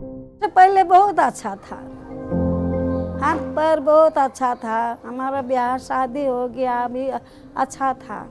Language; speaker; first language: Hindi; non-native, learner; Maithili